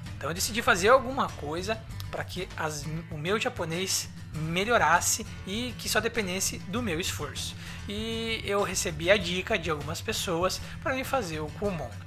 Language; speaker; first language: Portuguese; native; Portuguese